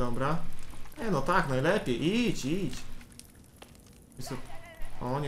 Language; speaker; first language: Polish; native; Polish